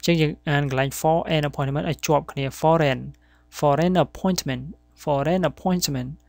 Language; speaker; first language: English; non-native, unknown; Khmer